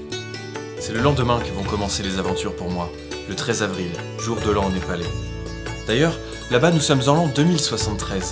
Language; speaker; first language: French; native; French